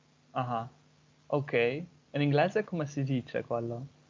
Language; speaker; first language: Italian; non-native, fluent; English